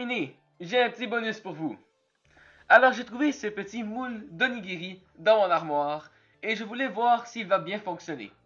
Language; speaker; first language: French; native; French